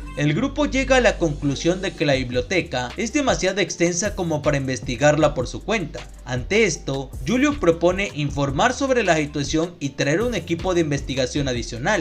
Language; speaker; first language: Spanish; native; Spanish